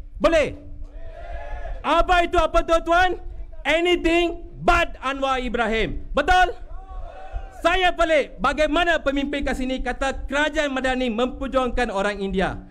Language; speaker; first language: Malay; non-native, local second language; Tamil